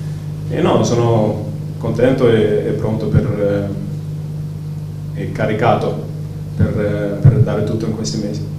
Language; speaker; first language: Italian; non-native, fluent; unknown